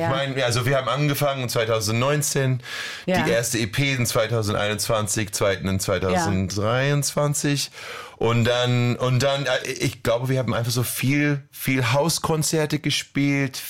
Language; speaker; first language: German; non-native, fluent; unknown